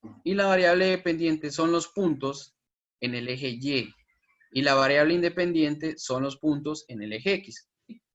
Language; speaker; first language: Spanish; native; Spanish